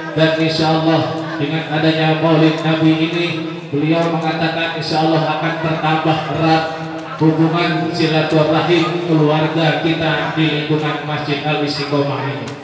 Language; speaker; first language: Indonesian; native; Indonesian